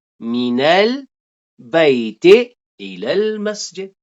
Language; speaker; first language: Arabic; non-native, fluent; Urdu